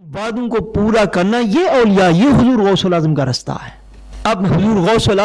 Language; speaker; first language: Urdu; non-native, local second language; Punjabi